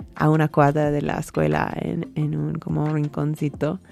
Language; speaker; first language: Spanish; non-native, fluent; English